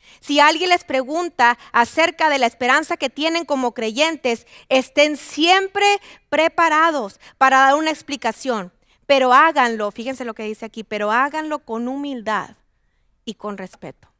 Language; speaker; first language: Spanish; native; Spanish